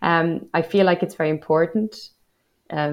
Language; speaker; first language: English; native; English